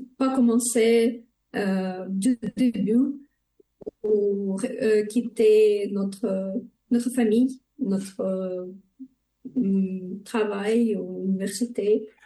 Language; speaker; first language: French; non-native, fluent; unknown